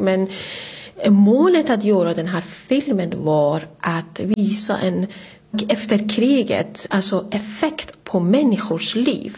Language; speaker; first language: Swedish; non-native, fluent; Persian